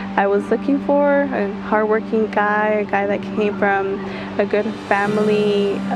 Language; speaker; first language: English; early bilingual, other home language; Spanish